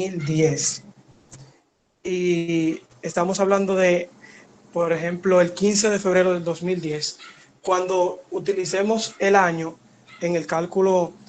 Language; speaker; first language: Spanish; native; Spanish